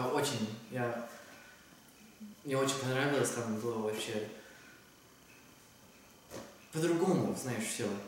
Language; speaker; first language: Russian; early bilingual, heritage; Russian